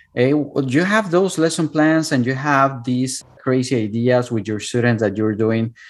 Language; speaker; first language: English; non-native, fluent; Spanish